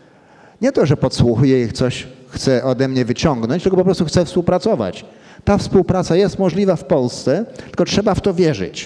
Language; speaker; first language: Polish; early bilingual, heritage; Polish